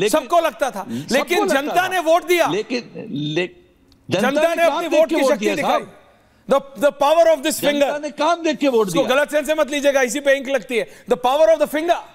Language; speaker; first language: Hindi; native; Hindi